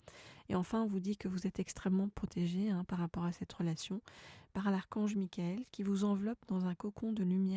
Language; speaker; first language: French; native; French